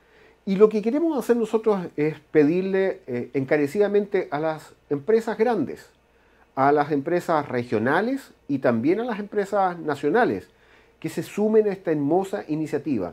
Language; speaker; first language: Spanish; native; Spanish